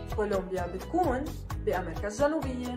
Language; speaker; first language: Arabic; native; Arabic